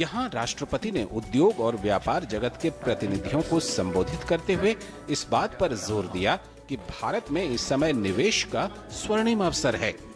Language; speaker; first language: Hindi; native; Hindi